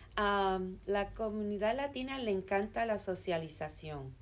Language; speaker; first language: Spanish; early bilingual, heritage; Spanish